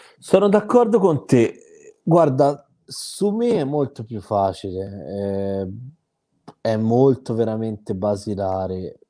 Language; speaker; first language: Italian; native; Italian